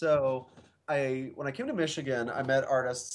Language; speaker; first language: English; native; English